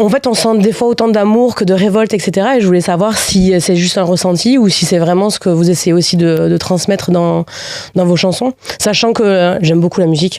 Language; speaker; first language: French; native; French